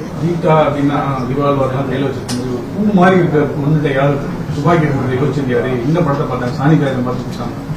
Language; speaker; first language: Tamil; native; Tamil